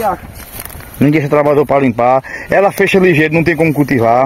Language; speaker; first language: Portuguese; native; Portuguese